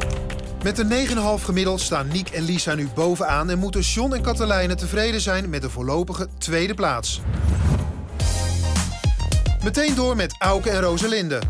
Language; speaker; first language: Dutch; native; Dutch